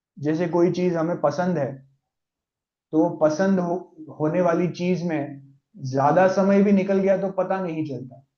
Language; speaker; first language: Hindi; non-native, local second language; Gujarati